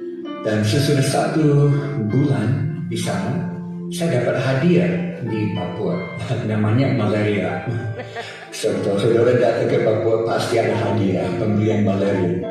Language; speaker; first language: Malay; non-native, fluent; English